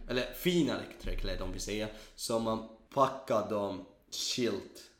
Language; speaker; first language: Swedish; non-native, learner; Kurdish